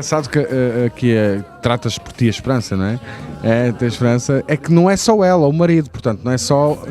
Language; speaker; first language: Portuguese; native; Portuguese